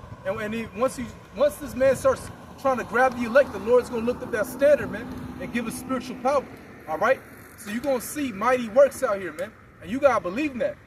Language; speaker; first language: English; native; English